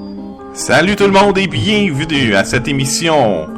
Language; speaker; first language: French; native; French